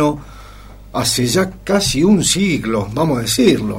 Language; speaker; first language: Spanish; native; Spanish